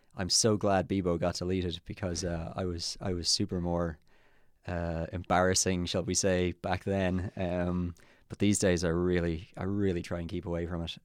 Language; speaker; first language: English; native; English